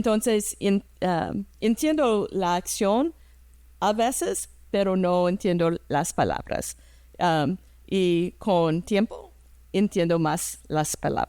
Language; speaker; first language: Spanish; early bilingual, heritage; English